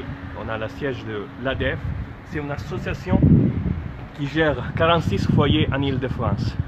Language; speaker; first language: French; non-native, fluent; Italian